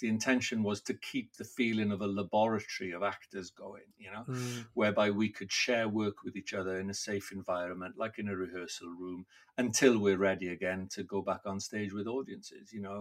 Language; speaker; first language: English; non-native, local second language; Welsh